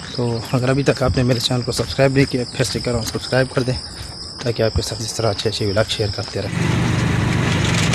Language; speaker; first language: Urdu; non-native, local second language; Pashto